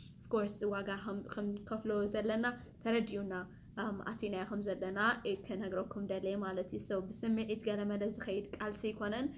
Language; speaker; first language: Tigrinya; early bilingual, heritage; Tigrinya